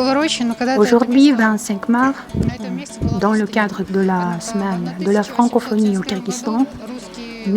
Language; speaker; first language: French; non-native, fluent; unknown